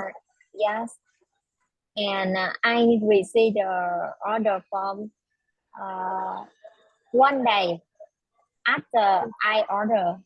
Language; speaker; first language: English; non-native, learner; Vietnamese